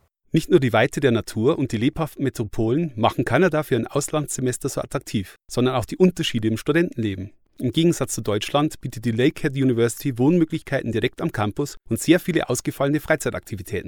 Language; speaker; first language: German; native; German